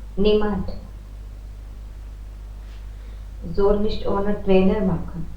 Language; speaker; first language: German; non-native, learner; Hindi